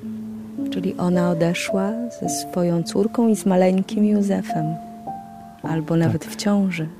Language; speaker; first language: Polish; native; Polish